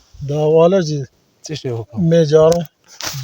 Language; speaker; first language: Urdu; non-native, local second language; Pashto